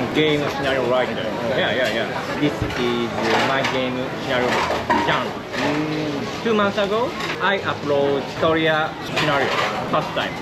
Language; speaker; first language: English; non-native, learner; Japanese